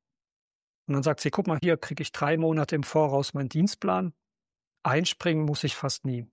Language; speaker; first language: German; native; German